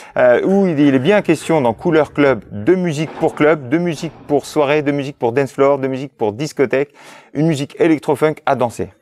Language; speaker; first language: French; native; French